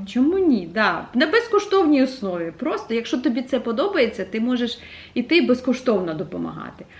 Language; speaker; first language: Ukrainian; non-native, local second language; Russian